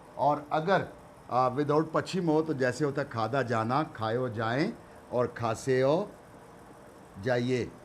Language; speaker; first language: Urdu; non-native, local second language; Punjabi